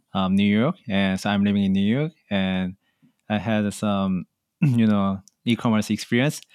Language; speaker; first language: English; non-native, learner; Korean